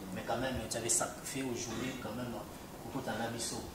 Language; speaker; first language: French; non-native, local second language; Lingala